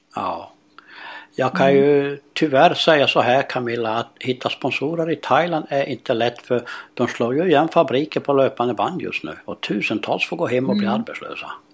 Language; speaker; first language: Swedish; native; Swedish